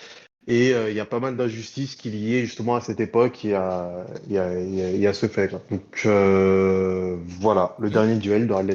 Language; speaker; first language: French; native; French